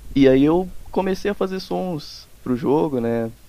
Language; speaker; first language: Portuguese; native; Portuguese